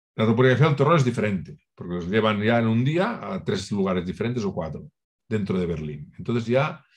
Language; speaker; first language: Spanish; non-native, local second language; Catalan